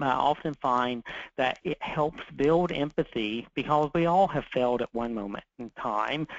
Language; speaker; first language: English; native; English